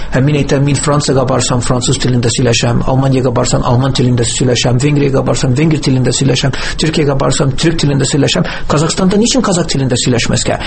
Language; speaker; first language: Tatar; early bilingual, heritage; Tatar